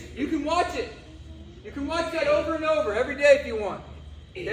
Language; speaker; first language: English; native; English